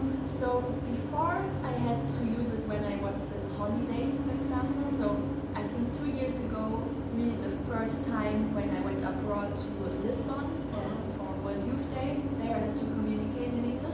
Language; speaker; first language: English; non-native, fluent; German